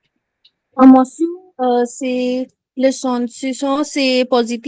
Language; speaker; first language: French; non-native, learner; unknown